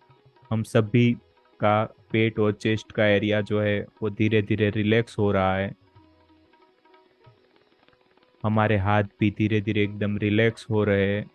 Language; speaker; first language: Hindi; native; Hindi